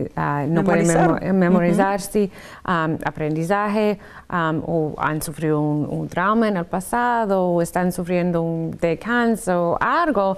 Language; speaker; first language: Spanish; non-native, fluent; English